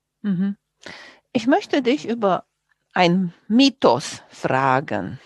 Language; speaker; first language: German; non-native, fluent; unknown